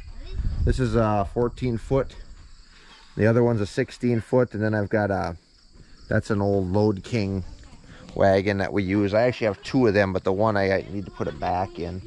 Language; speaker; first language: English; native; English